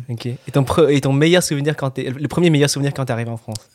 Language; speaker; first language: French; native; French